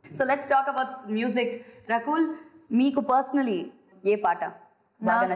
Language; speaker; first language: Telugu; native; Telugu